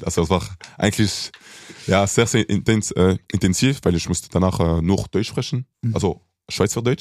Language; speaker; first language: German; non-native, local second language; French